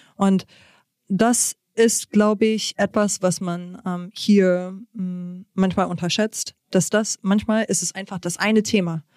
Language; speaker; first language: German; non-native, fluent; English